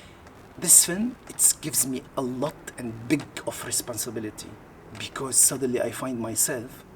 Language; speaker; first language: English; non-native, learner; Arabic